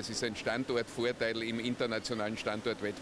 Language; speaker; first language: German; native; German